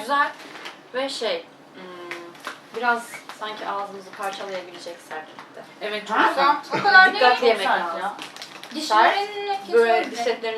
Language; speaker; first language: Turkish; native; Turkish